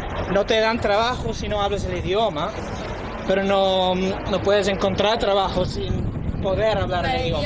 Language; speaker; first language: Spanish; non-native, fluent; English